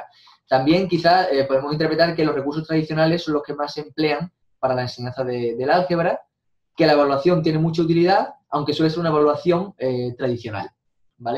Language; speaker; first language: Spanish; native; Spanish